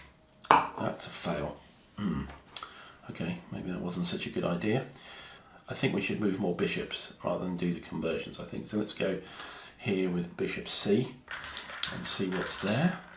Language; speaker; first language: English; native; English